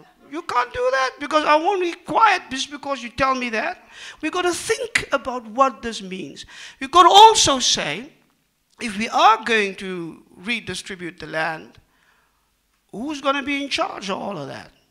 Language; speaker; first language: English; non-native, local second language; Afrikaans